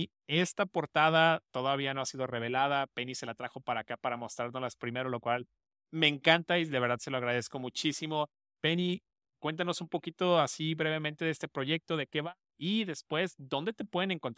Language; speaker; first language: Spanish; native; Spanish